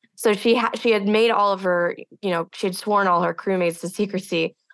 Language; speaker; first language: English; native; English